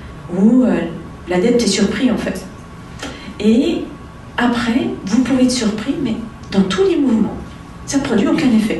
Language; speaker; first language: French; native; French